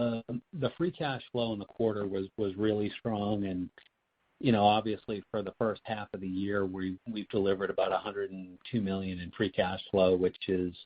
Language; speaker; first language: English; native; English